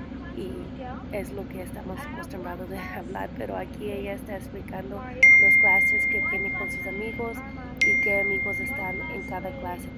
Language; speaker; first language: Spanish; early bilingual, heritage; English